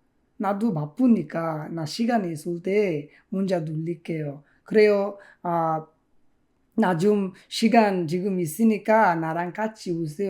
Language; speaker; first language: Korean; non-native, fluent; Bangla